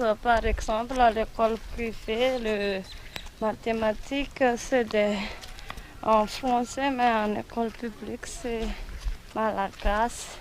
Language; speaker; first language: French; non-native, local second language; Malagasy